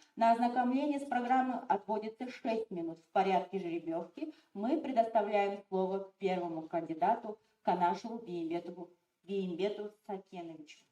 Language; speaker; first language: Russian; non-native, local second language; Kazakh